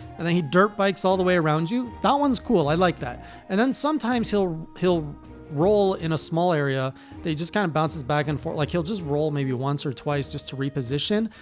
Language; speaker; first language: English; native; English